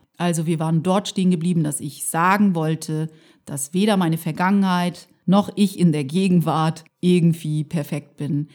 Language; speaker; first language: German; early bilingual, other home language; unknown